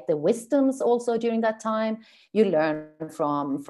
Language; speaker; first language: English; non-native, fluent; Swedish